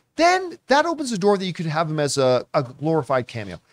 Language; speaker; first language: English; native; English